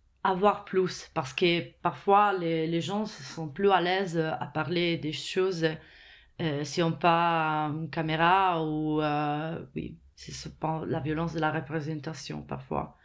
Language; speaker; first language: French; non-native, fluent; Italian